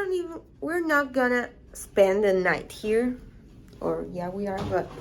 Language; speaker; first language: English; non-native, fluent; Spanish